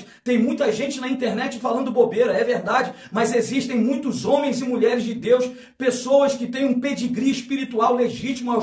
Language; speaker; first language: Portuguese; native; Portuguese